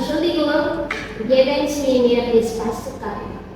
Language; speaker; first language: German; non-native, learner; Indonesian